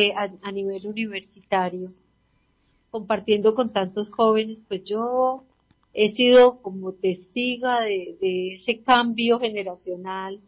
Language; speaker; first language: Spanish; native; Spanish